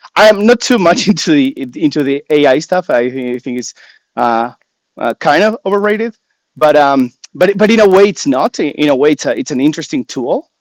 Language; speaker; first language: English; non-native, fluent; Spanish